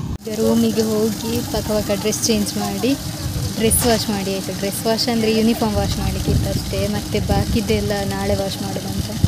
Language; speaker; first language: Kannada; non-native, local second language; Tulu